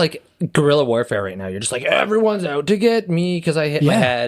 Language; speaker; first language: English; native; English